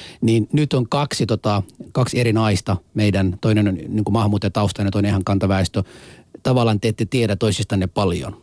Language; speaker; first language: Finnish; early bilingual, other home language; Somali